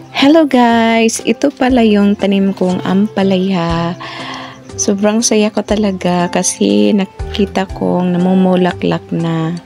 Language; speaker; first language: Filipino; non-native, local second language; Cebuano